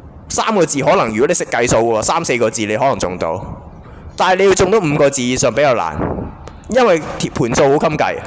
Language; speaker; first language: Cantonese; native; Cantonese